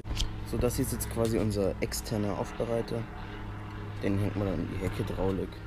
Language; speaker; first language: German; native; German